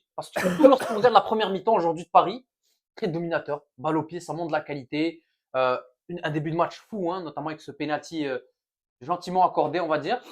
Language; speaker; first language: French; native; French